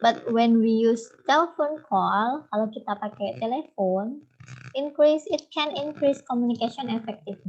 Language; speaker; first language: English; non-native, fluent; Indonesian